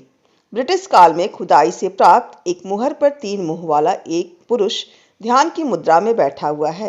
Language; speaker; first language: Hindi; native; Hindi